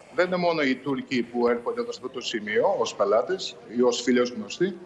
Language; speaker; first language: Greek; native; Greek